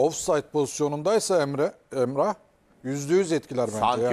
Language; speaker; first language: Turkish; native; Turkish